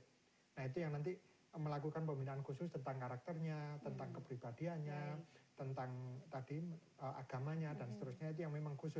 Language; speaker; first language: Indonesian; native; Indonesian